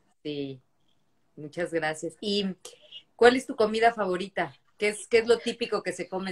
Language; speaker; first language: Spanish; native; Spanish